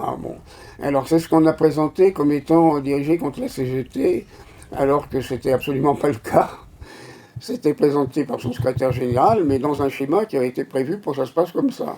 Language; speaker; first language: French; native; French